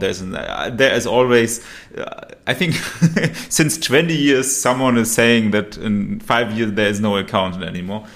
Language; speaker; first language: English; non-native, fluent; German